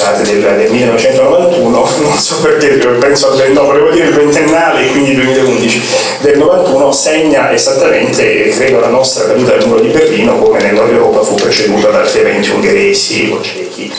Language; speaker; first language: Italian; native; Italian